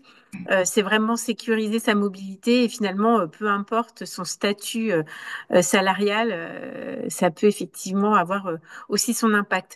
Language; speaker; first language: French; native; French